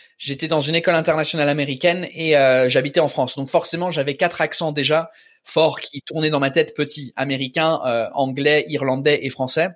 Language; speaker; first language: French; early bilingual, other home language; English